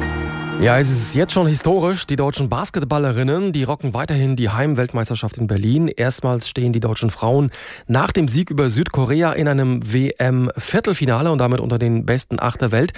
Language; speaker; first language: German; native; German